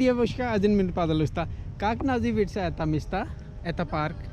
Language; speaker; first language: Russian; non-native, learner; Urdu